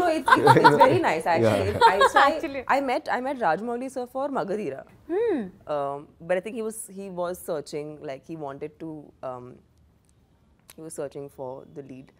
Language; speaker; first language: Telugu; non-native, local second language; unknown